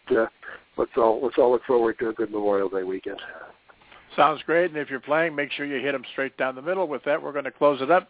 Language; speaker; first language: English; native; English